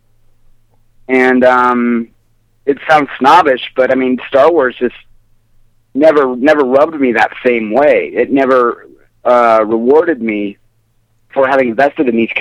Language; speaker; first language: English; native; English